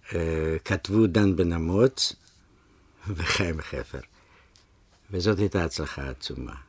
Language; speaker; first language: Hebrew; early bilingual, other home language; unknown